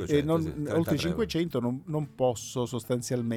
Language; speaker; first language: Italian; native; Italian